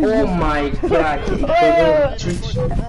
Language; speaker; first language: Dutch; native; Dutch